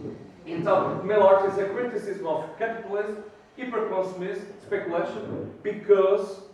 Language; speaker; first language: English; non-native, learner; Portuguese